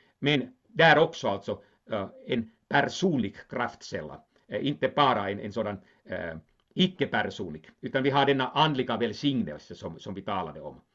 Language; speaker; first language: Swedish; non-native, local second language; Finnish